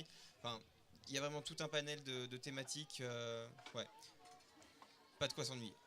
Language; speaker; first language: French; native; French